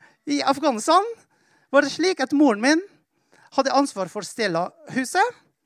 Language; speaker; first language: Norwegian; non-native, fluent; Persian